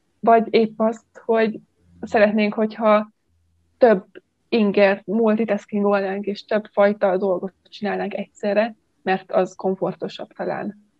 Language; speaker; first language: Hungarian; native; Hungarian